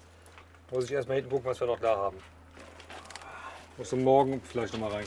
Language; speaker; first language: German; native; German